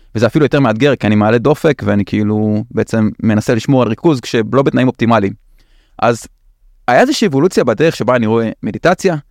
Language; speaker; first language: Hebrew; native; Hebrew